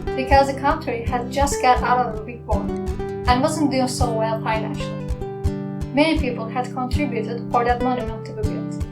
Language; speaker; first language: English; non-native, fluent; Turkish